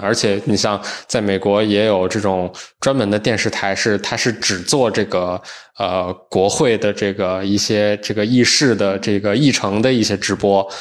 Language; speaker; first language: Chinese; native; Chinese